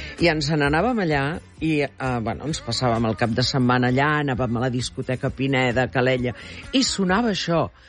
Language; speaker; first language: Catalan; native; Catalan